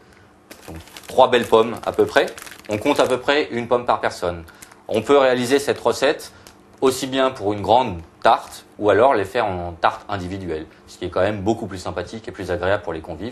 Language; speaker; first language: French; native; French